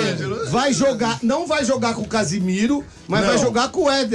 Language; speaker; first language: Portuguese; native; Portuguese